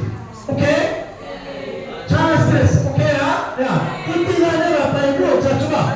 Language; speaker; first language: Indonesian; non-native, learner; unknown